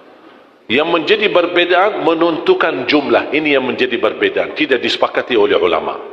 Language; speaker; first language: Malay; non-native, fluent; Arabic